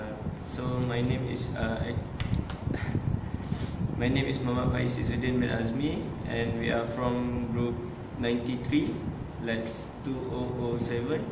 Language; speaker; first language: English; non-native, local second language; Malay